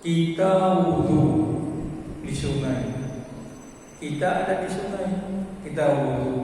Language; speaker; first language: Indonesian; native; Indonesian